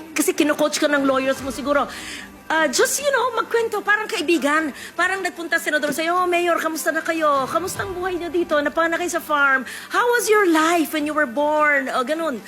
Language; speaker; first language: Filipino; native; Filipino